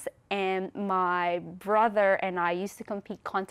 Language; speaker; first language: English; non-native, local second language; Filipino